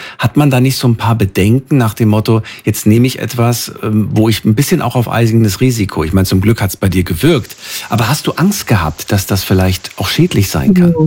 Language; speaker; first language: German; native; German